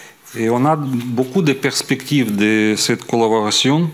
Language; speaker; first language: French; non-native, fluent; Ukrainian